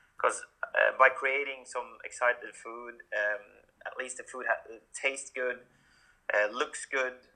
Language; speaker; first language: English; non-native, fluent; Norwegian